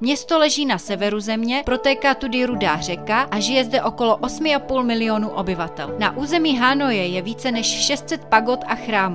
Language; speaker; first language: Czech; native; Czech